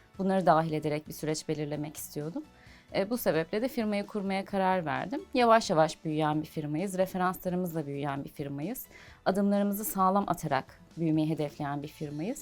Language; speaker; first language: Turkish; native; Turkish